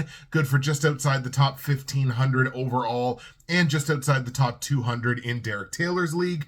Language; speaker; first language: English; native; English